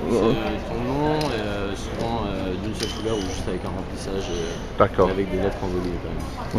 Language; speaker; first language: French; native; French